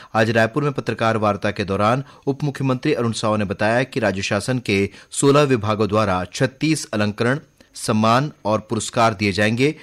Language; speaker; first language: Hindi; native; Hindi